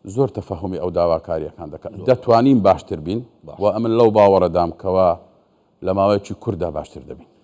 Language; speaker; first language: Central Kurdish; non-native, local second language; Assyrian Neo-Aramaic